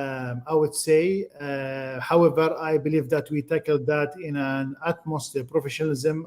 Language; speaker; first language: English; non-native, fluent; Arabic